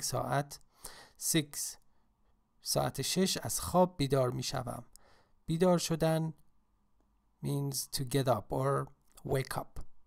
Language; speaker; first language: English; non-native, fluent; Persian